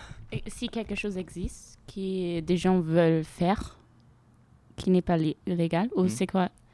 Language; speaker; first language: French; non-native, fluent; German